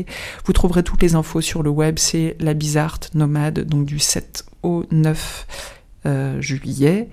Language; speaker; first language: French; native; French